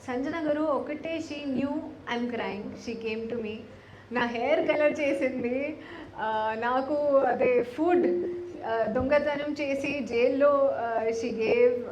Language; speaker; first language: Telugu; non-native, learner; Hindi